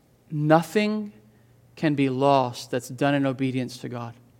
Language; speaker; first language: English; native; English